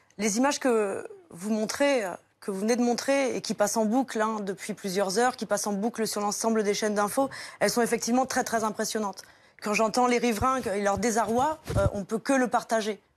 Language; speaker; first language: French; native; French